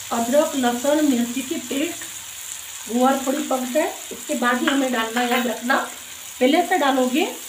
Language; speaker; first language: Hindi; non-native, local second language; Gujarati